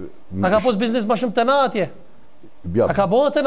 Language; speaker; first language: Albanian; native; Albanian